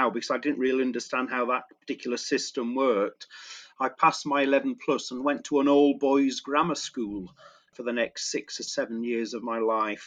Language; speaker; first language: English; native; English